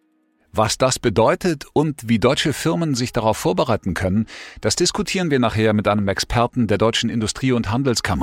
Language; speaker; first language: German; native; German